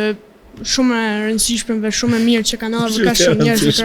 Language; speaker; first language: Albanian; early bilingual, heritage; Albanian